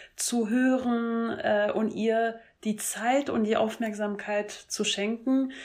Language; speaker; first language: German; non-native, fluent; French